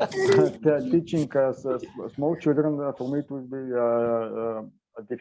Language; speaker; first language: English; non-native, learner; Bulgarian